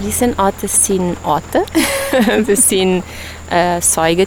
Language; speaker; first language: German; non-native, learner; Portuguese